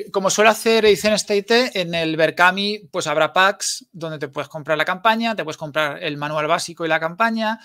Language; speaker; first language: Spanish; native; Spanish